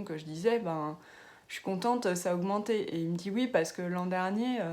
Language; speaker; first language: French; native; French